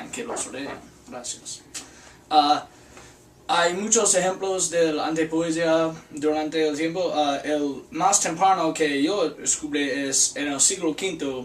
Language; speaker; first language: Spanish; non-native, learner; English